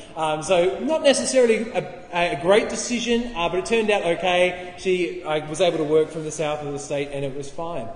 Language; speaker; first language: English; native; English